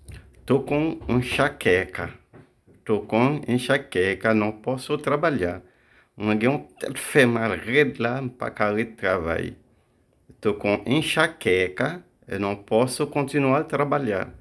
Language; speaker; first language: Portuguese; non-native, fluent; Haitian Creole